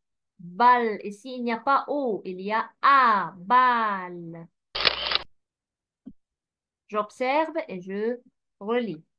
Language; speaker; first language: French; non-native, fluent; Arabic